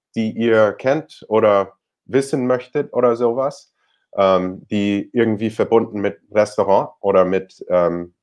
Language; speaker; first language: German; non-native, fluent; English